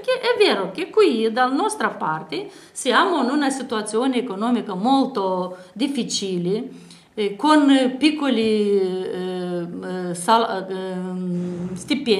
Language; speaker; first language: Italian; non-native, learner; Romanian